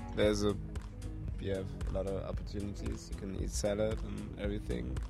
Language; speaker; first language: English; non-native, fluent; German